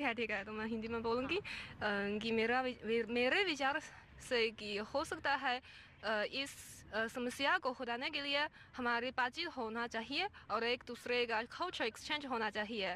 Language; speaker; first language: Hindi; non-native, fluent; Chinese